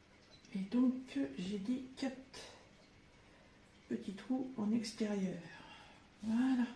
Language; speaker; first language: French; native; French